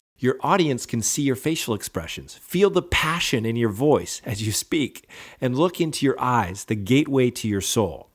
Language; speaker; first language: English; native; English